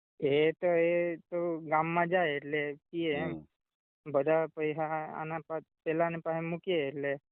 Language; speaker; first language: Gujarati; non-native, local second language; Kukna